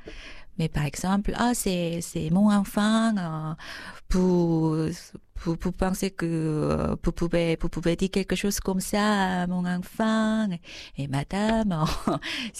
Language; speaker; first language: French; non-native, fluent; Korean